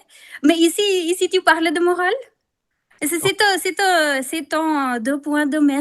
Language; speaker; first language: French; non-native, fluent; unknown